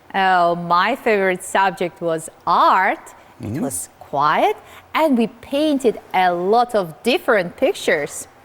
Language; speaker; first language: English; non-native, fluent; Georgian